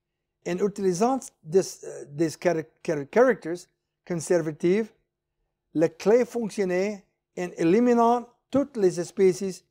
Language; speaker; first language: French; non-native, learner; English